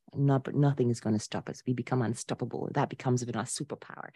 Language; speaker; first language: English; non-native, local second language; Akan